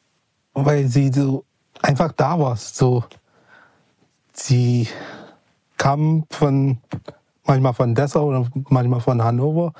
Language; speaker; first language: German; non-native, fluent; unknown